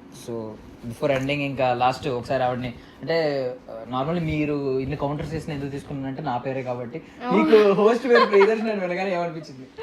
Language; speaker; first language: Telugu; native; Telugu